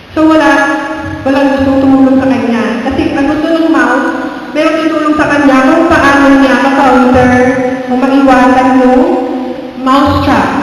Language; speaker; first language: Filipino; non-native, local second language; Cebuano